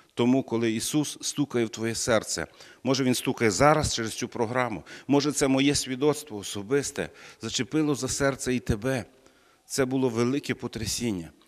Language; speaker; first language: Ukrainian; native; Ukrainian